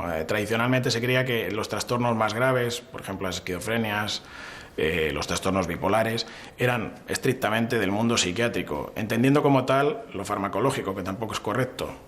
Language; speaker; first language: Spanish; native; Spanish